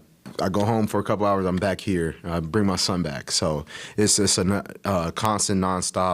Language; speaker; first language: English; native; English